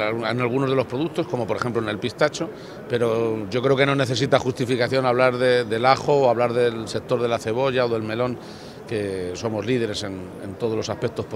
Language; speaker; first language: Spanish; native; Spanish